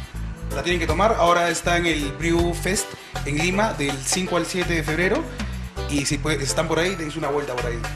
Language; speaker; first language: Spanish; native; Spanish